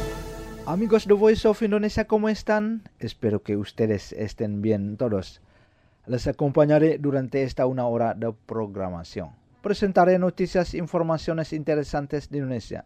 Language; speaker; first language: Spanish; non-native, fluent; Indonesian